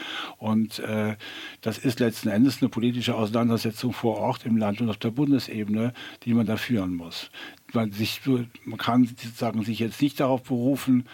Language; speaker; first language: German; native; German